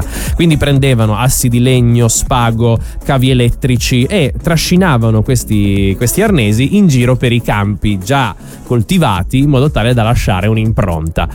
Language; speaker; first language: Italian; native; Italian